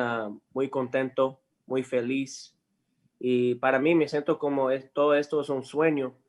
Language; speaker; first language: Spanish; early bilingual, heritage; English